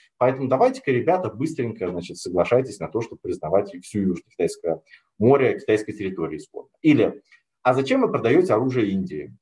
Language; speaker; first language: Russian; native; Russian